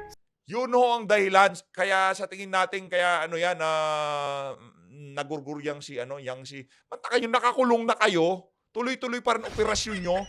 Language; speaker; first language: Filipino; native; Filipino